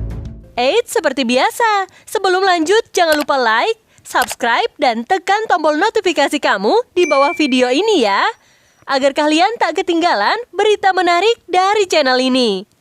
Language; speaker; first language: Indonesian; native; Indonesian